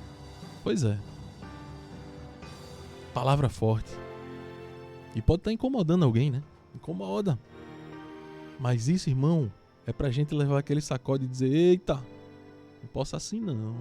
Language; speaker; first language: Portuguese; native; Portuguese